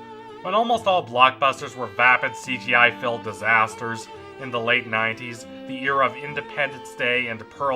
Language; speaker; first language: English; native; English